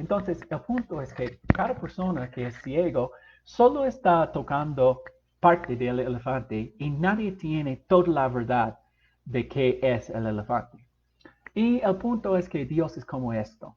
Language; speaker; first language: Spanish; non-native, fluent; English